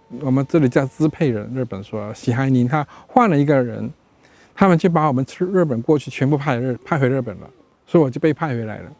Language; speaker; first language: Chinese; native; Chinese